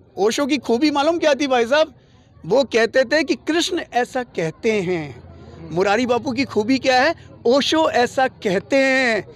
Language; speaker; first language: Hindi; native; Hindi